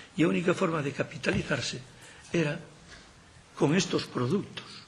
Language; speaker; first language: Spanish; native; Spanish